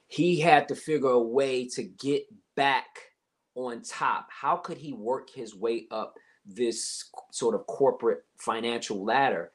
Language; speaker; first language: English; native; English